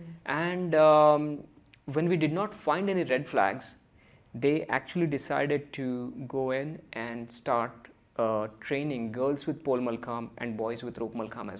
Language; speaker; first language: English; early bilingual, other home language; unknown